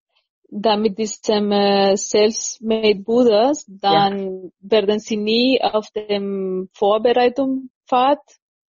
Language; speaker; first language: German; non-native, fluent; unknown